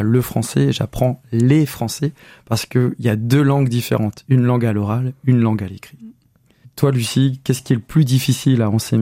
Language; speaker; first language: French; native; French